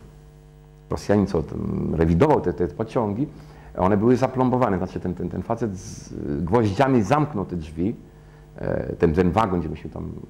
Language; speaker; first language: Polish; early bilingual, heritage; Polish